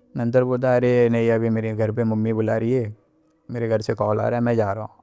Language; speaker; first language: Hindi; non-native, local second language; Marathi